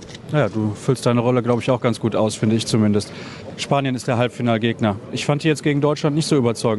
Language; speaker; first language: German; native; German